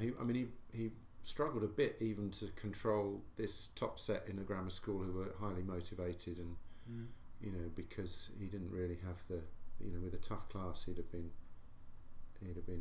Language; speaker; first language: English; native; English